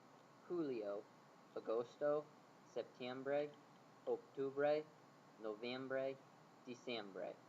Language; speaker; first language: Spanish; non-native, learner; English